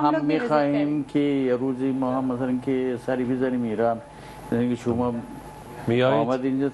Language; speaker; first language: Persian; non-native, fluent; Urdu